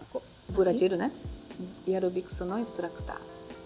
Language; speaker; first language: Japanese; non-native, learner; Portuguese